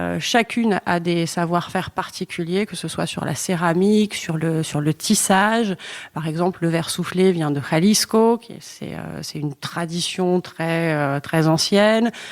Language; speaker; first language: French; native; French